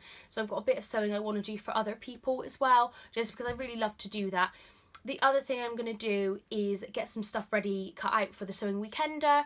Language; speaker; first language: English; native; English